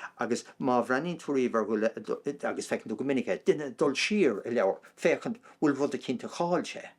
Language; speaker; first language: Irish; non-native, local second language; English